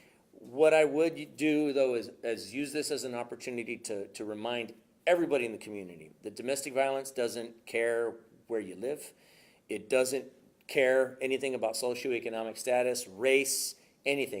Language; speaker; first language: English; native; English